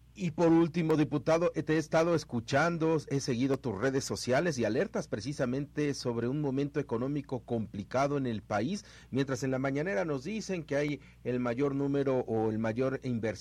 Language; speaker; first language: Spanish; native; Spanish